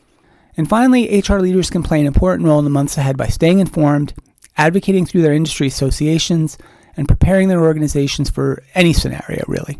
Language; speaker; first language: English; native; English